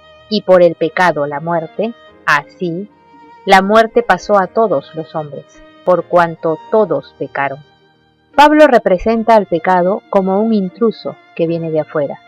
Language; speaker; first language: Spanish; native; Spanish